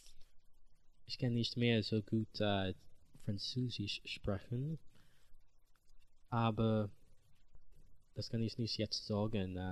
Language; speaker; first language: German; non-native, learner; English